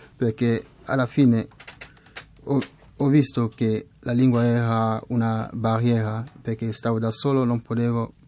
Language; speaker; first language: Italian; non-native, fluent; French